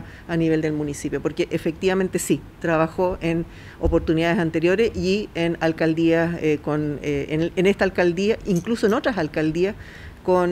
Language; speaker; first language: Spanish; native; Spanish